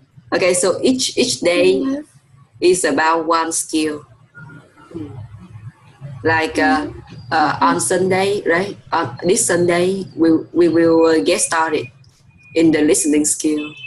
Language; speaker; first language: English; non-native, fluent; Vietnamese